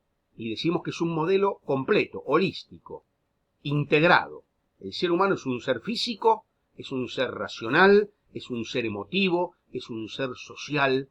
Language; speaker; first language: Spanish; native; Spanish